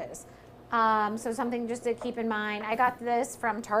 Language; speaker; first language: English; native; English